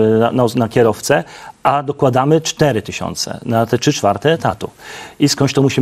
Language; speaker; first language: Polish; native; Polish